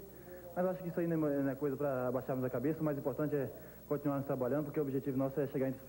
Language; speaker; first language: Portuguese; native; Portuguese